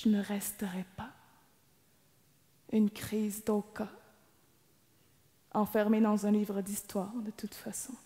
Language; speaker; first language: French; native; French